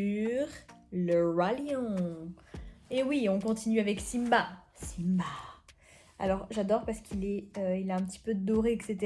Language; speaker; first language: French; native; French